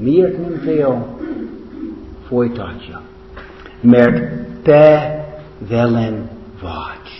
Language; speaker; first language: Hungarian; non-native, fluent; English